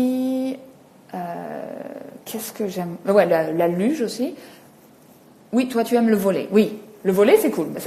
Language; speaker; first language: French; native; French